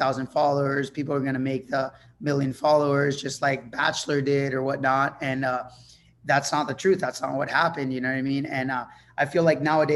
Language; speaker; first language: English; non-native, fluent; Spanish